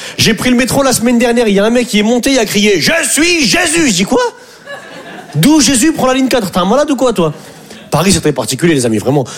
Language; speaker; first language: French; native; French